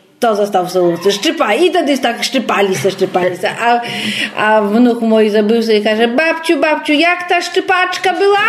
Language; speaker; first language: Polish; non-native, local second language; Belarusian